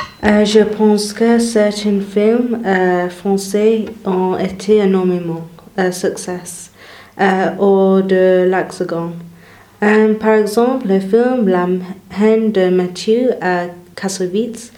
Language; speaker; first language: French; non-native, learner; English